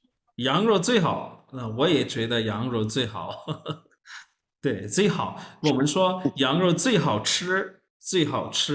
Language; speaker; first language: Chinese; non-native, fluent; Urdu